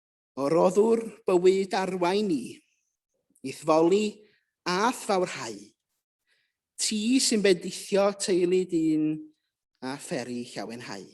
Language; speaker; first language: Welsh; native; Welsh